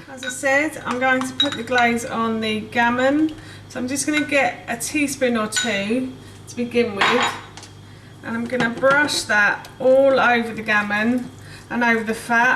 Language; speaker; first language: English; native; English